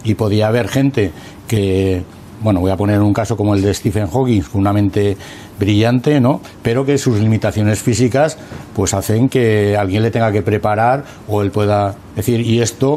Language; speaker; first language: Spanish; native; Spanish